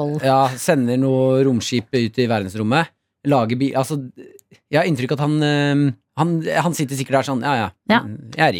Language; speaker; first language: Norwegian; native; Norwegian